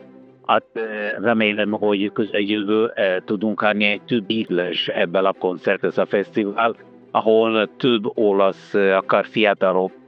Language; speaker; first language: Hungarian; non-native, learner; Italian